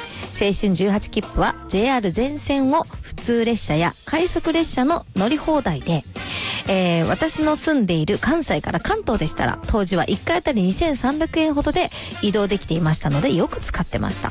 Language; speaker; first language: Japanese; native; Japanese